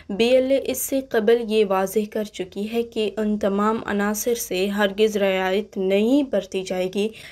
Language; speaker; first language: Urdu; non-native, local second language; Baluchi